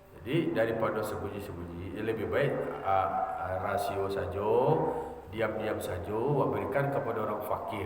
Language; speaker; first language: Malay; non-native, local second language; Minangkabau